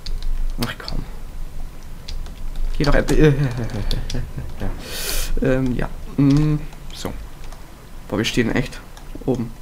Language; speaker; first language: German; native; German